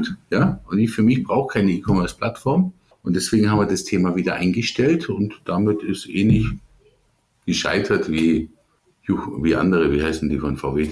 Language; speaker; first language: German; native; German